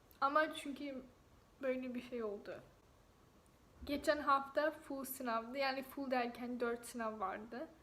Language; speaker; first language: Turkish; non-native, fluent; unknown